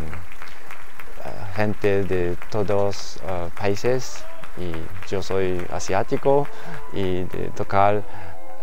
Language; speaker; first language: Spanish; non-native, learner; Japanese